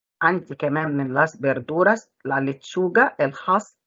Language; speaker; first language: Spanish; non-native, fluent; Arabic